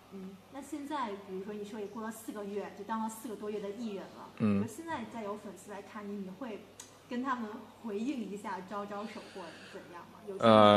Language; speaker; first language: Chinese; native; Chinese